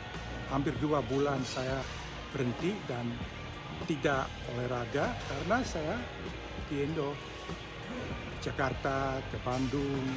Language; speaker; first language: Indonesian; early bilingual, heritage; Dutch